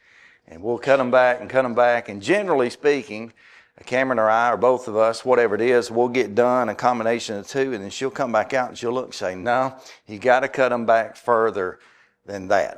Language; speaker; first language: English; native; English